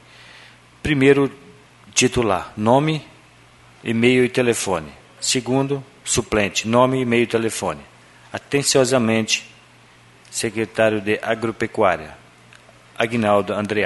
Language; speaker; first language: Portuguese; native; Portuguese